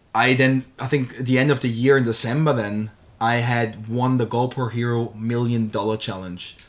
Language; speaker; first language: English; non-native, fluent; German